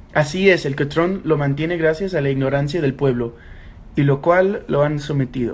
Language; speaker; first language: Spanish; non-native, learner; English